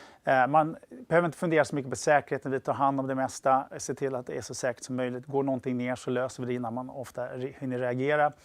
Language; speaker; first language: Swedish; native; Swedish